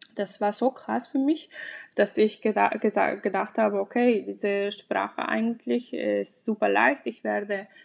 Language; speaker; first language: German; non-native, fluent; Russian